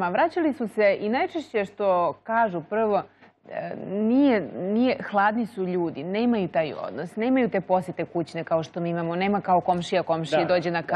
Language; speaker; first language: Serbian; native; Serbian